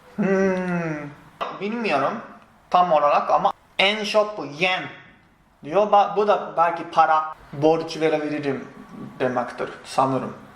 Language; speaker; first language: Turkish; non-native, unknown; Japanese